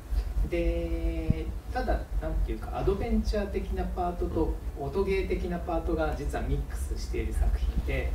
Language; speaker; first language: Japanese; native; Japanese